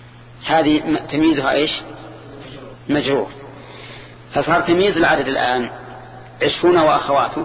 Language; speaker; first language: Arabic; native; Arabic